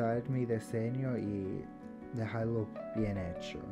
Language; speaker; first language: Spanish; early bilingual, heritage; English